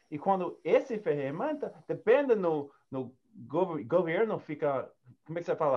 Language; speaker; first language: Portuguese; non-native, learner; English